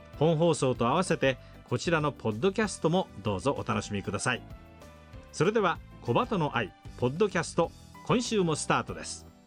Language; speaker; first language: Japanese; native; Japanese